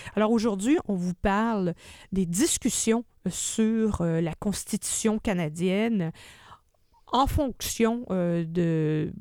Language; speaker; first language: French; native; French